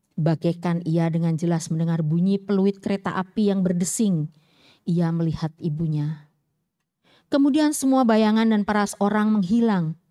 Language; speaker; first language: Indonesian; native; Indonesian